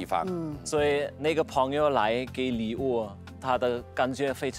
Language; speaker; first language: Chinese; non-native, fluent; German